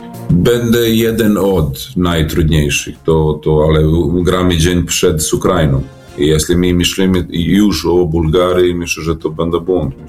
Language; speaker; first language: Polish; non-native, fluent; Serbian